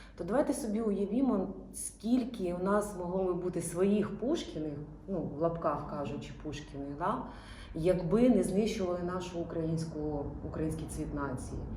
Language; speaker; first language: Ukrainian; non-native, local second language; Russian